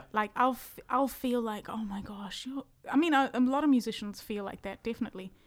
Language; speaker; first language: English; native; English